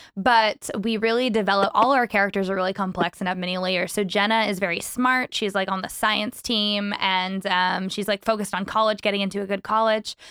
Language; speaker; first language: English; native; English